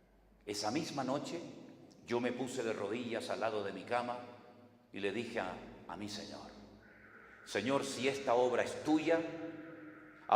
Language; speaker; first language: Spanish; native; Spanish